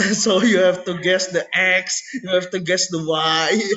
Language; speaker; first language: English; non-native, learner; Indonesian